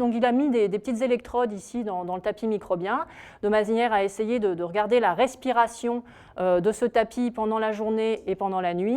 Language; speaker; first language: French; native; French